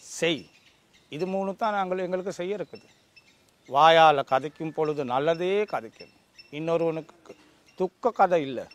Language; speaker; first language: Tamil; non-native, local second language; Sinhala